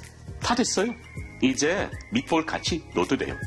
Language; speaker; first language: Korean; non-native, learner; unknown